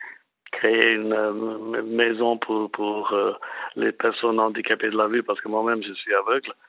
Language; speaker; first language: French; non-native, fluent; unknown